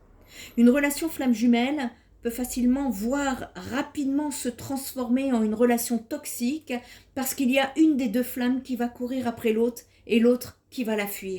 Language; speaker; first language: French; native; French